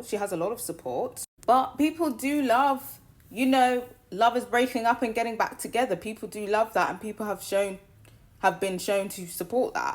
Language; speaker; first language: English; native; English